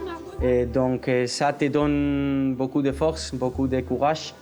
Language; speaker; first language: French; non-native, learner; Spanish